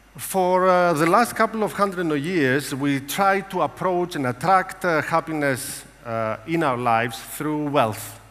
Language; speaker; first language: English; non-native, fluent; Greek